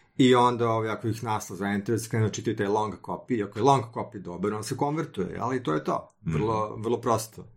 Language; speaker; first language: Serbian; native; Serbian